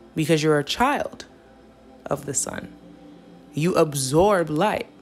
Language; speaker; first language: English; native; English